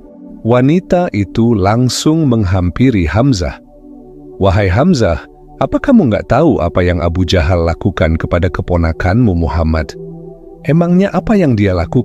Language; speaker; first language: Indonesian; native; Indonesian